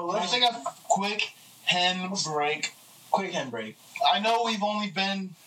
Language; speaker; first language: English; native; English